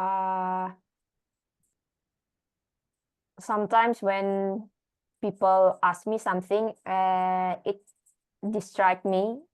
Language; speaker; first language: English; non-native, learner; Indonesian